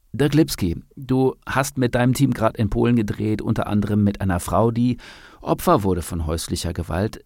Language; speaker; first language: German; native; German